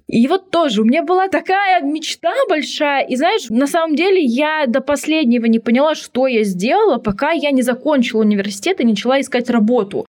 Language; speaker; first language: Russian; native; Russian